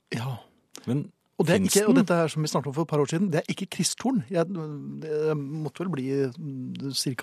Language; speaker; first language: Norwegian; native; Norwegian